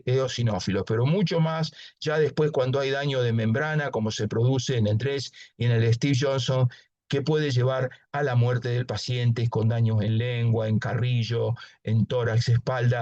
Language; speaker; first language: Spanish; native; Spanish